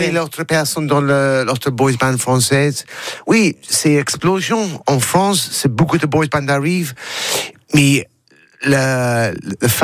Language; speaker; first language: French; non-native, learner; English